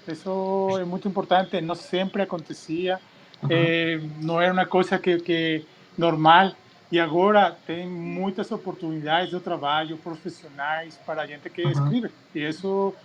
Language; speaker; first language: Portuguese; non-native, fluent; Spanish